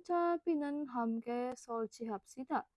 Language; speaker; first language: Korean; non-native, fluent; Indonesian